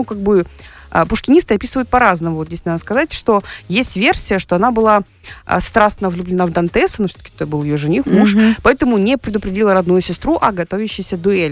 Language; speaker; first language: Russian; native; Russian